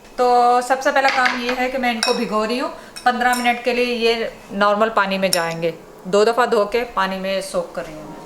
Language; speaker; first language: Urdu; native; Urdu